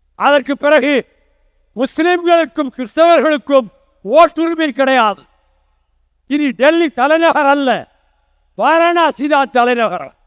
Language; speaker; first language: Tamil; native; Tamil